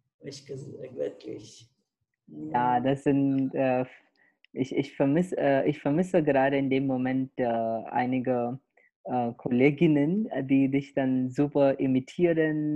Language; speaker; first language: German; non-native, fluent; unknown